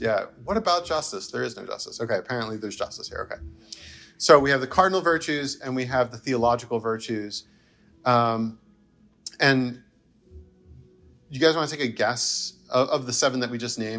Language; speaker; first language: English; native; English